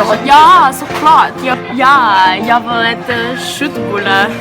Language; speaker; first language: Swedish; non-native, learner; English